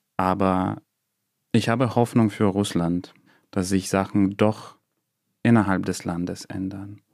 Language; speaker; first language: German; non-native, fluent; Russian